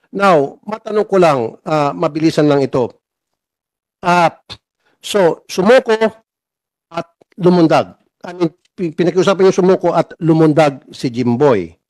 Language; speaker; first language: Filipino; native; Filipino